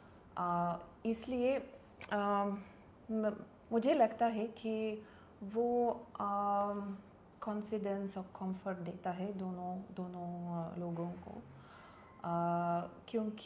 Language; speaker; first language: Hindi; non-native, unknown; Lithuanian